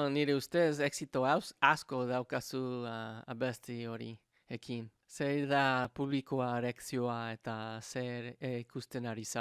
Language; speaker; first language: Basque; non-native, learner; English